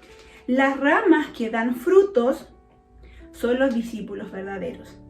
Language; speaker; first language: Spanish; native; Spanish